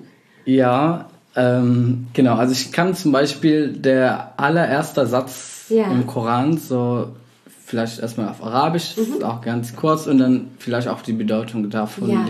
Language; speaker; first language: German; non-native, fluent; Arabic